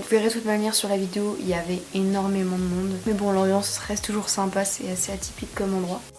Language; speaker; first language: French; native; French